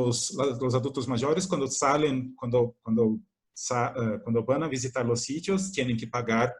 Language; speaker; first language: Spanish; non-native, fluent; Portuguese